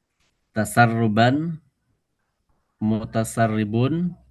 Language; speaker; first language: Arabic; non-native, learner; Indonesian